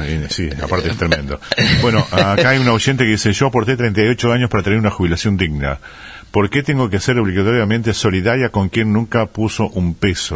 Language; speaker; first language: Spanish; native; Spanish